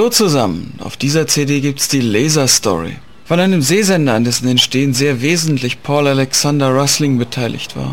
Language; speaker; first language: German; native; German